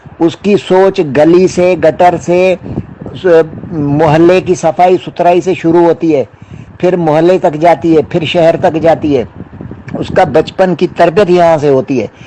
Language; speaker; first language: Urdu; non-native, local second language; Sindhi